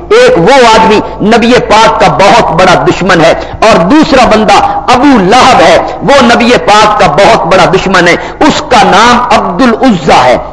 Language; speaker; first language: Urdu; non-native, local second language; Punjabi